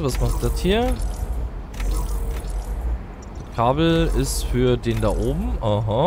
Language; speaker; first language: German; native; German